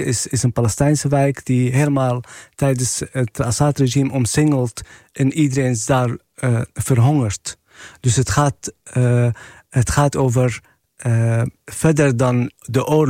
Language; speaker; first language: Dutch; non-native, fluent; Arabic